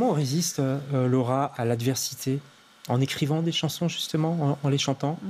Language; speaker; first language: French; native; French